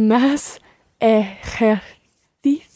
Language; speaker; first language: Spanish; non-native, learner; English